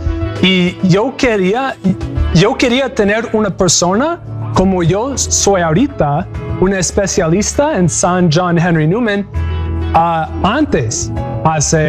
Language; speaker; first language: Spanish; non-native, learner; English